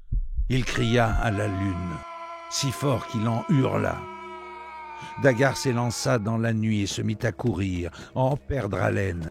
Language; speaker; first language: French; native; French